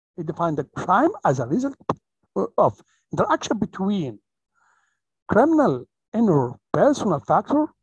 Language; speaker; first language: English; non-native, fluent; Arabic